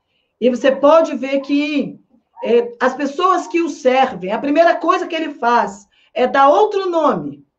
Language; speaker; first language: Portuguese; native; Portuguese